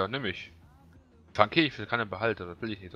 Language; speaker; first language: German; native; German